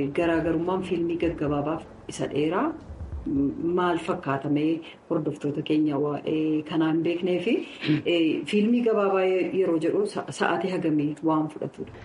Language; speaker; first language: Oromo; native; Oromo